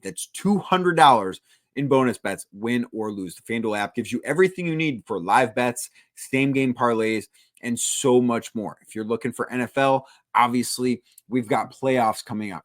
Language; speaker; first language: English; native; English